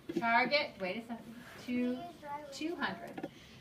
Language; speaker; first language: English; native; English